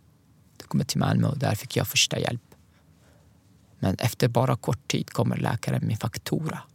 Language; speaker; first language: Swedish; non-native, learner; Arabic